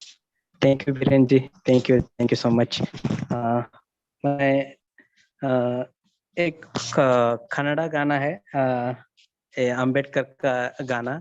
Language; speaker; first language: Hindi; non-native, learner; Kannada